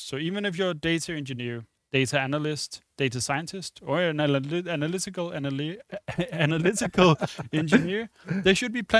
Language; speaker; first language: English; non-native, fluent; Danish